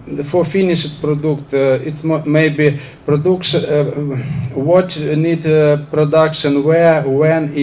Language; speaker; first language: English; non-native, learner; Ukrainian